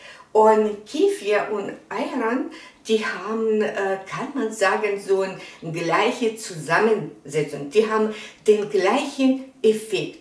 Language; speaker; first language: German; non-native, fluent; Russian